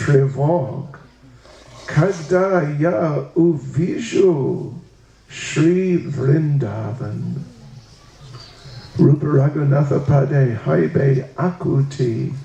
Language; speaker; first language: Russian; non-native, learner; English